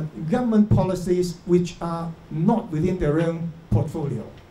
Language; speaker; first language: English; non-native, local second language; Cantonese